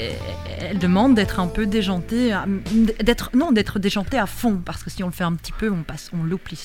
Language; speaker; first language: French; native; French